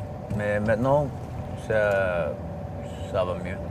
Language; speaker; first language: French; non-native, learner; Icelandic